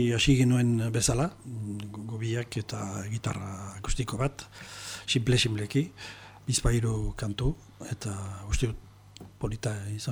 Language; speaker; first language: Basque; non-native, local second language; French